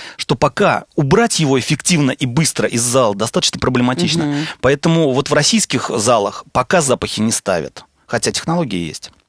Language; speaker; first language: Russian; native; Russian